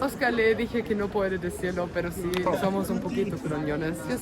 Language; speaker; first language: Spanish; non-native, fluent; German